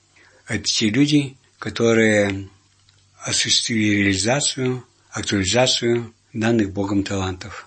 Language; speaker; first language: Russian; native; Russian